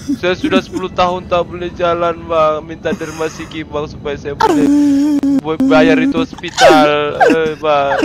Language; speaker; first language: Malay; native; Malay